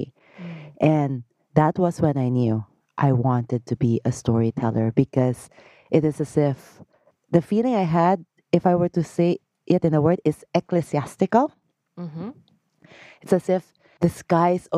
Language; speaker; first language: English; non-native, local second language; Filipino